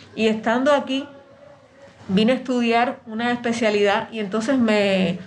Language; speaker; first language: Spanish; native; Spanish